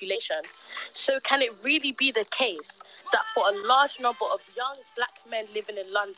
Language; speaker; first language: English; native; English